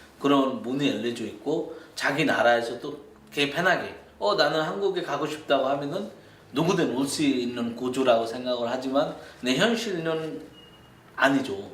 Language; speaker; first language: Korean; non-native, fluent; Bangla